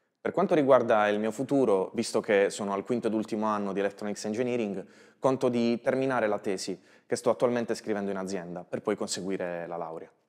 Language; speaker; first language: Italian; native; Italian